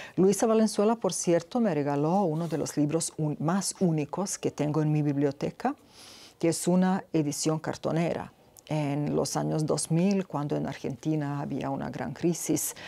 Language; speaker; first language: Spanish; non-native, fluent; Serbian